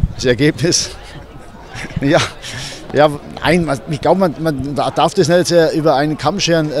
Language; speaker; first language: German; native; German